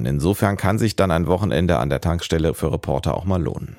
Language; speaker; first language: German; native; German